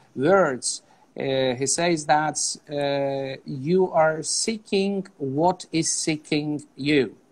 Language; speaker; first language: English; non-native, fluent; Azerbaijani